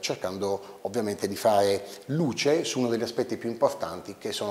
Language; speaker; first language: Italian; native; Italian